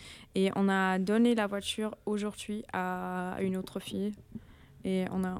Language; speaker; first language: French; non-native, fluent; German